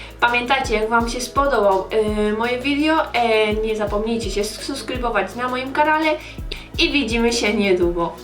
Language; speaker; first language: Polish; early bilingual, heritage; Polish